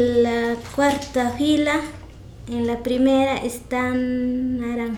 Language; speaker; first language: Spanish; non-native, local second language; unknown